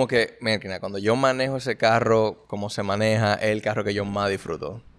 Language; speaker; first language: Spanish; native; Spanish